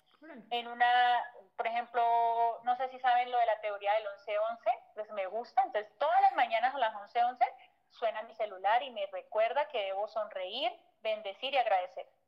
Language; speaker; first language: Spanish; native; Spanish